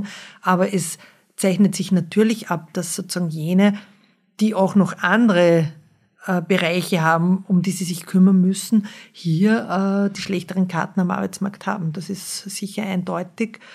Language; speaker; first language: German; native; German